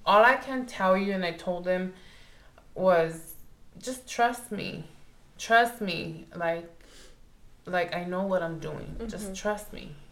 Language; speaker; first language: English; early bilingual, other home language; Spanish